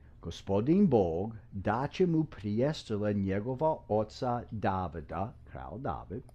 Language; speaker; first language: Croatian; non-native, fluent; English